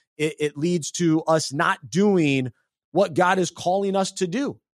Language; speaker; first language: English; native; English